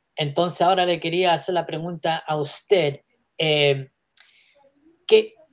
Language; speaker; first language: Spanish; early bilingual, heritage; Spanish